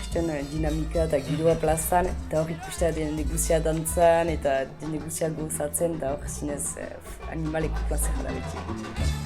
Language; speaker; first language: Basque; native; Basque